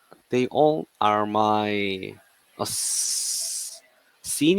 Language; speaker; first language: English; non-native, learner; Korean